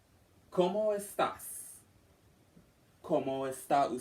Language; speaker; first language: Spanish; non-native, learner; English